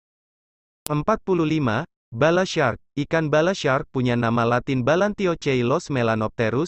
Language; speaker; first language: Indonesian; native; Indonesian